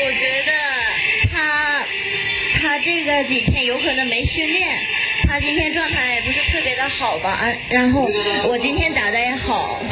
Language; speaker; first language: Chinese; non-native, fluent; Japanese